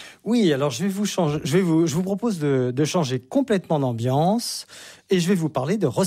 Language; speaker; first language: French; native; French